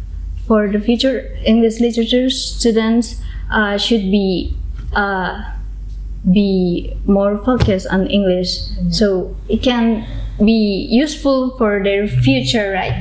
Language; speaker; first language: English; non-native, learner; Indonesian